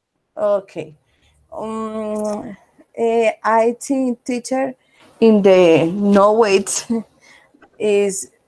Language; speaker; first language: English; non-native, learner; Spanish